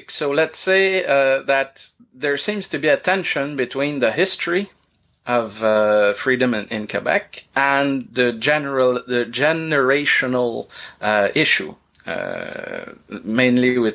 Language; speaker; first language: English; non-native, fluent; French